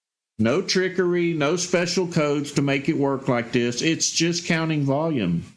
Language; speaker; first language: English; native; English